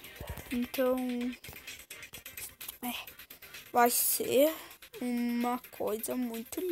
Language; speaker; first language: Portuguese; native; Portuguese